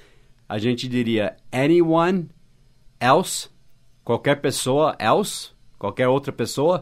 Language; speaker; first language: Portuguese; non-native, fluent; English